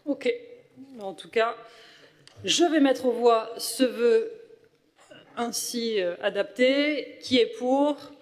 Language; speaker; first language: French; native; French